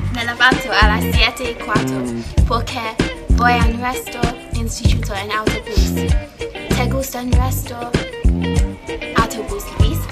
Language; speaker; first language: Spanish; non-native, learner; English